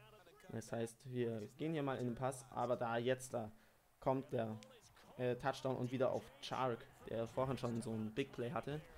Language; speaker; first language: German; native; German